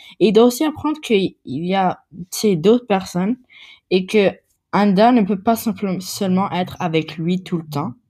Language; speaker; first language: French; non-native, learner; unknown